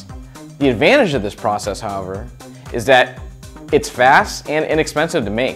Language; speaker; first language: English; native; English